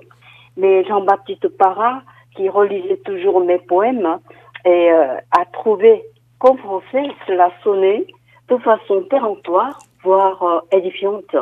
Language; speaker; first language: French; non-native, fluent; Korean